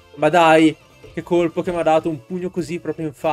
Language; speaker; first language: Italian; native; Italian